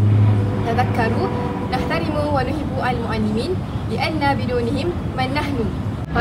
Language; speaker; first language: Arabic; non-native, learner; Malay